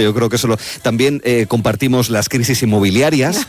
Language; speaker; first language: Spanish; native; Spanish